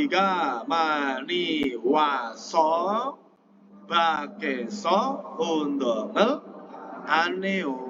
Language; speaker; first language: Korean; non-native, fluent; Indonesian